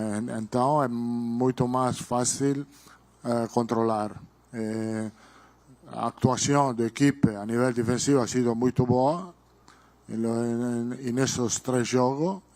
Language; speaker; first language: Portuguese; non-native, learner; Italian